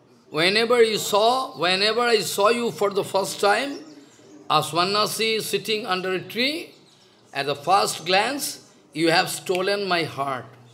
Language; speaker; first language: English; non-native, local second language; Bangla